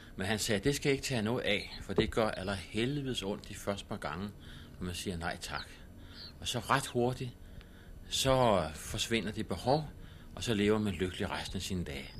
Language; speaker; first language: Danish; native; Danish